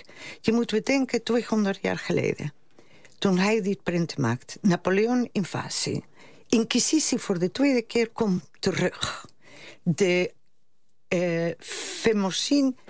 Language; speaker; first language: Dutch; non-native, fluent; Spanish